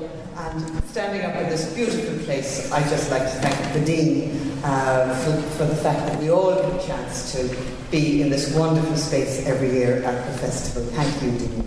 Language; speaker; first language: English; native; English